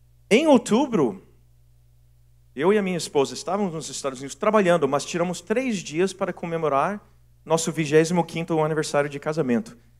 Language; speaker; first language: Portuguese; non-native, fluent; English